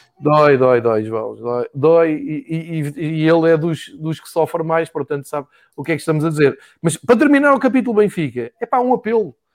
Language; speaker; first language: Portuguese; native; Portuguese